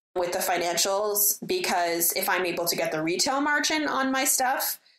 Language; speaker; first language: English; native; English